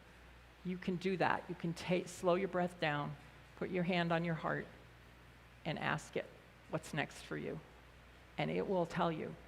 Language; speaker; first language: English; native; English